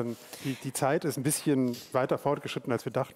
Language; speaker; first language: German; native; German